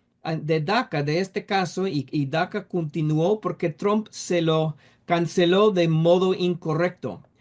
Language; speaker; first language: Spanish; non-native, fluent; English